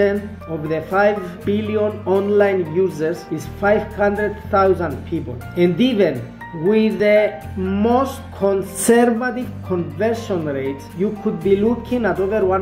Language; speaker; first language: English; non-native, fluent; Greek